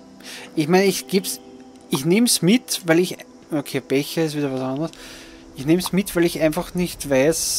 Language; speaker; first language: German; native; German